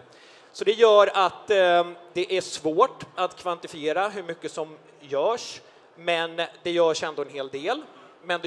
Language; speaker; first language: Swedish; native; Swedish